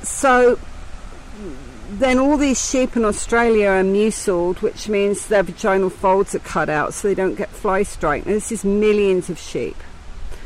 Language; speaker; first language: English; native; English